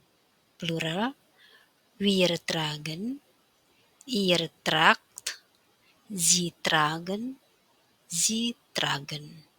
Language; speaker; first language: German; non-native, fluent; Indonesian